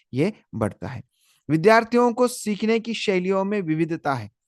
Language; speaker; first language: Hindi; non-native, local second language; Marathi